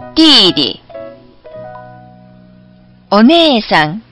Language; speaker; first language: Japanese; non-native, fluent; Chinese